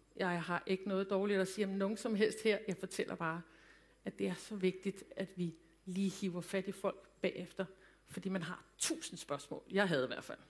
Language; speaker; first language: Danish; native; Danish